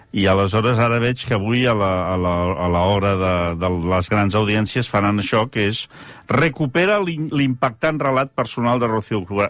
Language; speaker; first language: Catalan; native; Catalan